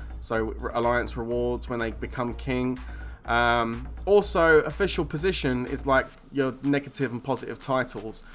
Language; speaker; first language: English; native; English